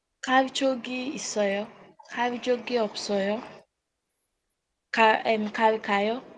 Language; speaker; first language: Korean; non-native, learner; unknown